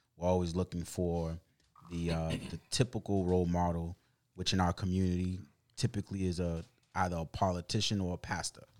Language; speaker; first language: English; early bilingual, other home language; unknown